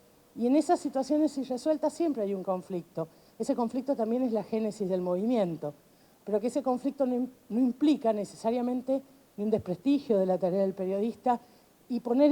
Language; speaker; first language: Spanish; native; Spanish